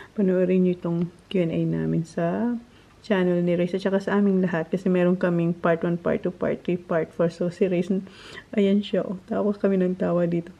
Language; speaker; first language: Filipino; non-native, local second language; Bikol